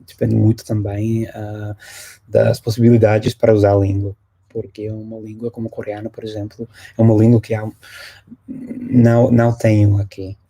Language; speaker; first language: Portuguese; non-native, fluent; English